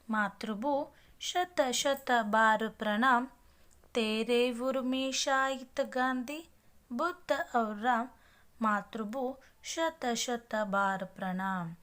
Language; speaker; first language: Hindi; non-native, local second language; Kannada